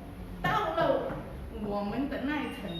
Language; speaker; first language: Chinese; early bilingual, heritage; Chinese